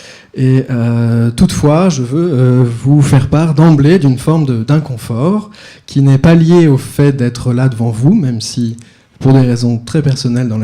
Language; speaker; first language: French; native; French